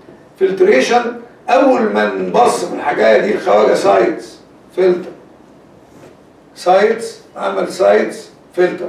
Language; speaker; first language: Arabic; native; Arabic